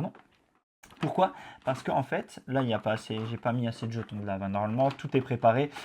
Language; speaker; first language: French; native; French